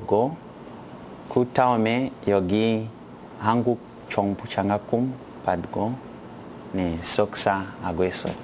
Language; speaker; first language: Korean; non-native, learner; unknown